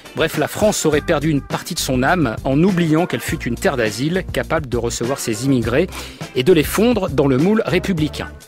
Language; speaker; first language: French; native; French